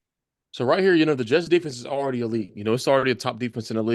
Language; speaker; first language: English; native; English